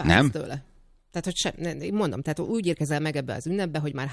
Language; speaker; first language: Hungarian; native; Hungarian